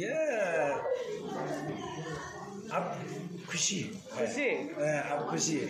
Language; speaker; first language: Hindi; non-native, learner; Tibetan